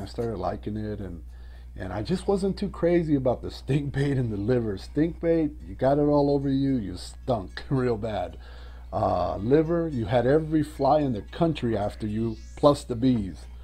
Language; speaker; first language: English; early bilingual, other home language; Spanish